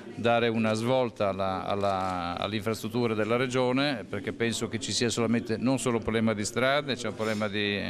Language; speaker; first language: Italian; native; Italian